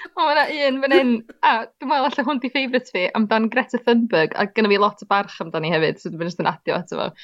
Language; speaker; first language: Welsh; native; Welsh